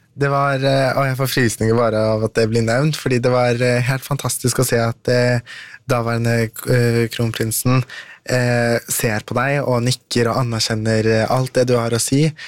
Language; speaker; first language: Norwegian; early bilingual, other home language; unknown